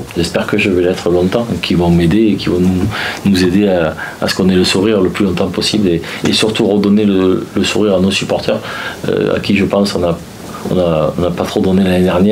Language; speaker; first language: French; native; French